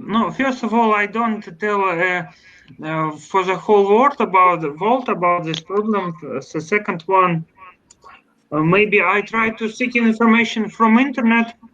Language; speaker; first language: English; non-native, learner; Russian